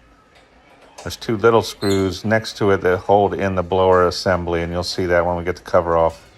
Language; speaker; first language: English; native; English